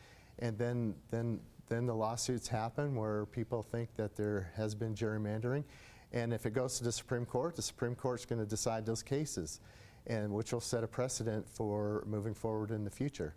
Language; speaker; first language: English; native; English